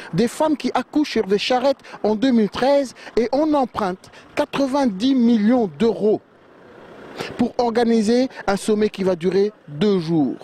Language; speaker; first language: French; non-native, local second language; Wolof